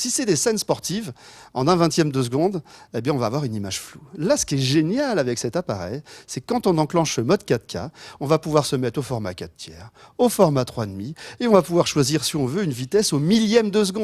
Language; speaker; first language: French; native; French